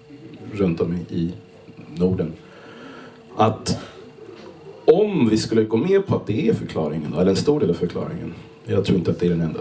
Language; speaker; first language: Swedish; native; Swedish